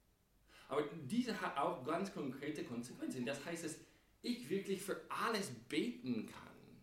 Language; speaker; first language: German; non-native, fluent; English